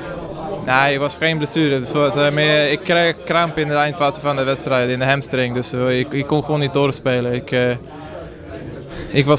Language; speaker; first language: Dutch; non-native, fluent; Swedish